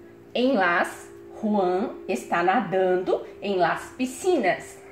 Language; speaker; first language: Spanish; non-native, fluent; Portuguese